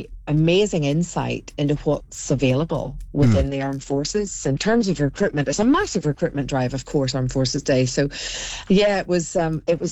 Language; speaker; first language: English; native; English